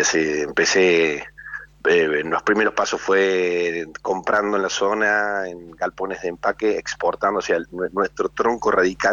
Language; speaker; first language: Spanish; native; Spanish